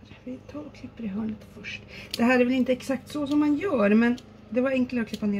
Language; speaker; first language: Swedish; native; Swedish